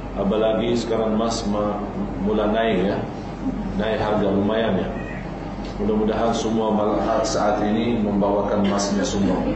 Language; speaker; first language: Malay; non-native, fluent; Arabic